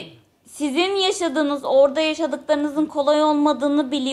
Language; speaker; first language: Turkish; native; Turkish